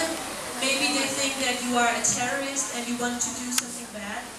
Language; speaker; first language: English; non-native, fluent; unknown